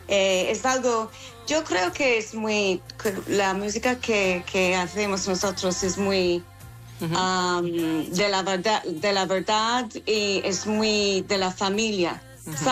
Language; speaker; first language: Spanish; non-native, fluent; English